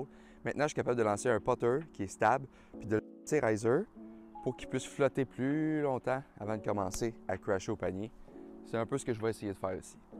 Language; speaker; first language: French; native; French